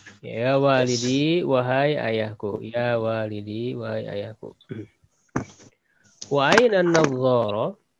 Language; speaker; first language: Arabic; non-native, fluent; Indonesian